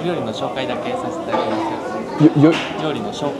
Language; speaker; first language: Japanese; native; Japanese